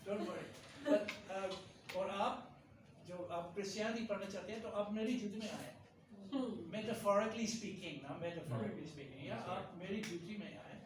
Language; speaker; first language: Hindi; non-native, fluent; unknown